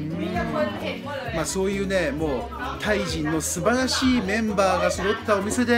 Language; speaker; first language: Japanese; native; Japanese